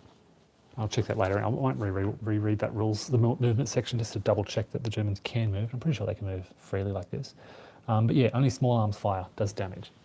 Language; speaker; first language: English; native; English